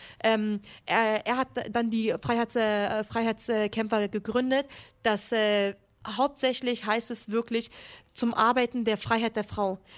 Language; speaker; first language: German; early bilingual, other home language; Kurdish